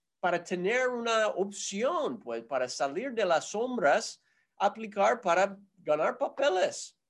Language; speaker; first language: Spanish; non-native, fluent; English